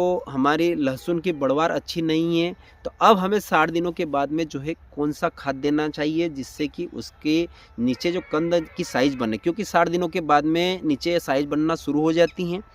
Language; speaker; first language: Hindi; native; Hindi